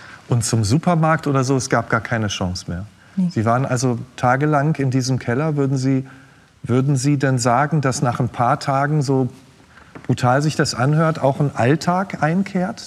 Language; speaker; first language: German; native; German